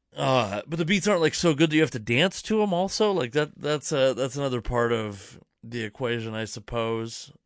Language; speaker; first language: English; native; English